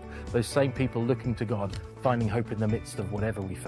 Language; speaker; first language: English; native; English